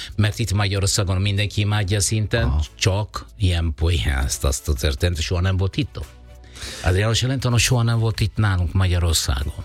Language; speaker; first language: Hungarian; non-native, fluent; Italian